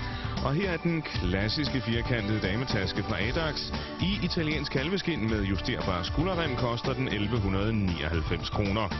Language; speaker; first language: Danish; native; Danish